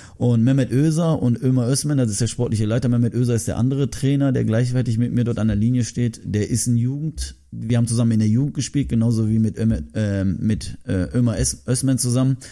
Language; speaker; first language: German; early bilingual, other home language; Turkish